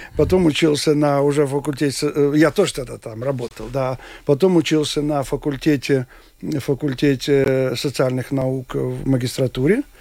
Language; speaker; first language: Russian; non-native, local second language; Latvian